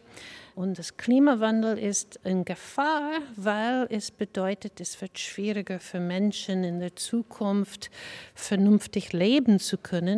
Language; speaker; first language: German; non-native, fluent; English